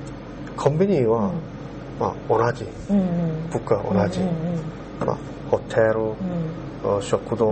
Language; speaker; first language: Japanese; non-native, learner; Korean